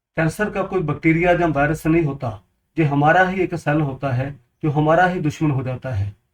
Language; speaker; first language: Hindi; non-native, local second language; Punjabi